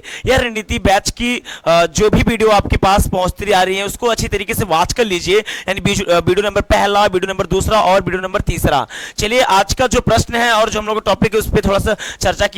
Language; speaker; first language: Hindi; native; Hindi